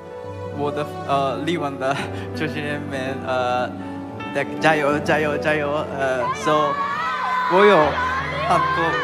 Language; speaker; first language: Chinese; non-native, learner; Japanese